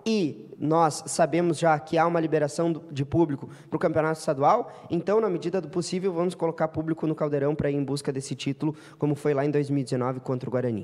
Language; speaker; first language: Portuguese; native; Portuguese